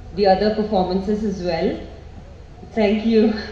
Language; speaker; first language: English; non-native, fluent; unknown